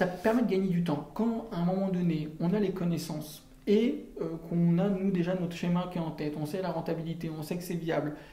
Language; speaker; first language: French; native; French